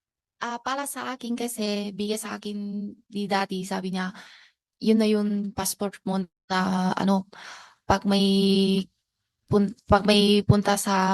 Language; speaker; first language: Filipino; non-native, learner; Chinese